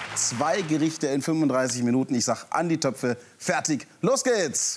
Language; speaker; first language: German; native; German